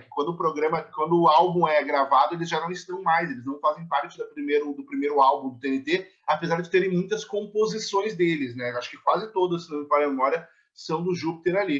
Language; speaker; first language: Portuguese; native; Portuguese